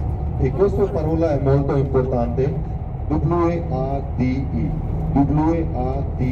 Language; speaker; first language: Italian; non-native, fluent; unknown